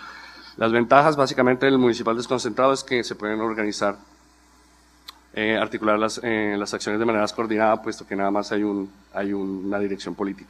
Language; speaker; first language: Spanish; native; Spanish